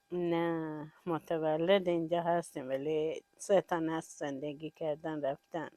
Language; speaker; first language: Persian; native; Persian